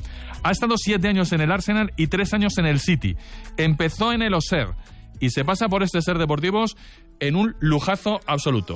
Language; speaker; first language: Spanish; native; Spanish